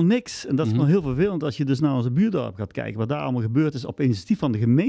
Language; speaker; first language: Dutch; native; Dutch